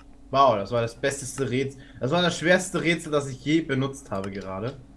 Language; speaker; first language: German; native; German